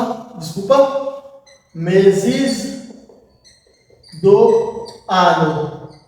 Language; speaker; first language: Portuguese; non-native, fluent; Haitian Creole